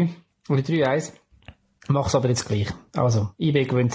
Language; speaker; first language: German; native; German